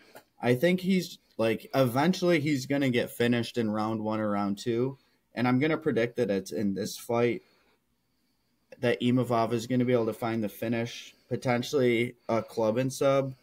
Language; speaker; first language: English; native; English